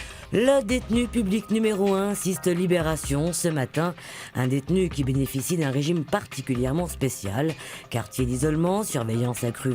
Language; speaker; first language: French; native; French